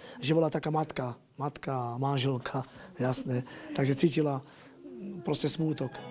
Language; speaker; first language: Slovak; non-native, local second language; Romany